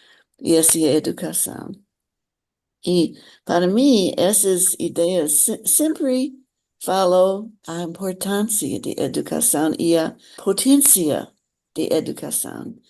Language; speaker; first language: Portuguese; non-native, fluent; English